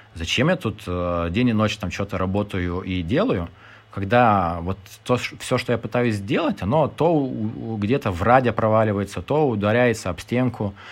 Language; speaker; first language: Russian; non-native, fluent; Lithuanian